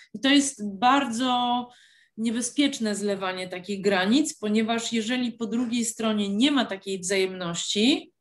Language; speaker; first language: Polish; native; Polish